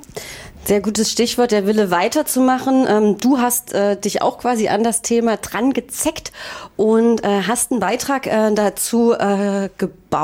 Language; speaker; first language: German; native; German